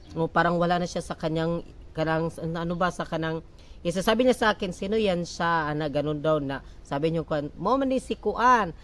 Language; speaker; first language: Filipino; non-native, local second language; Cebuano